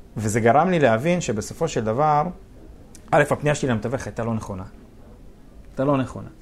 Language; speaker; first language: Hebrew; early bilingual, other home language; Russian